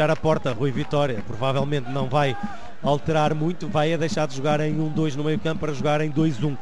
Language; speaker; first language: Portuguese; native; Portuguese